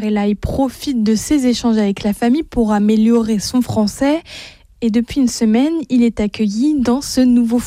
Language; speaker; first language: French; native; French